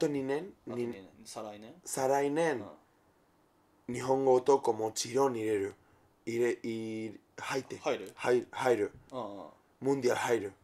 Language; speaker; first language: Japanese; non-native, learner; Spanish